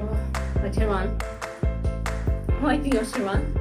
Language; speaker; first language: Chinese; non-native, learner; Urdu